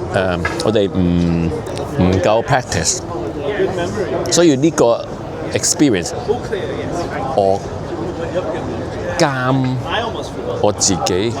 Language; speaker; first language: Cantonese; early bilingual, heritage; English